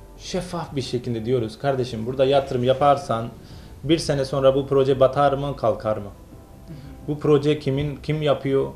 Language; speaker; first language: Turkish; non-native, fluent; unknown